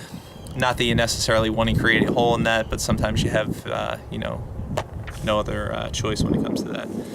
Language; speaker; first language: English; native; English